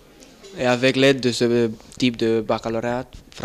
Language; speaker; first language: French; non-native, fluent; Romanian